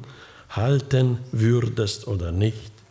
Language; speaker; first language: German; early bilingual, heritage; German